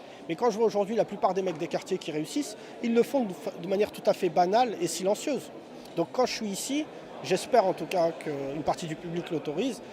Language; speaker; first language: French; native; French